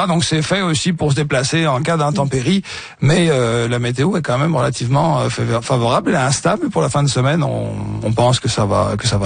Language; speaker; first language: French; native; French